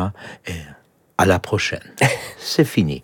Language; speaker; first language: French; non-native, fluent; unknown